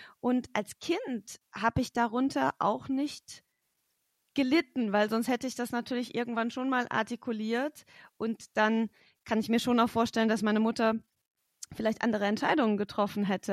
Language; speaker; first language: German; native; German